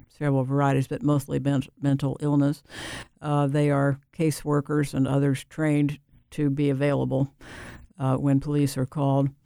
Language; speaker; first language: English; native; English